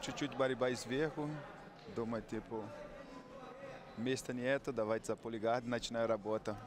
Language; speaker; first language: Russian; non-native, learner; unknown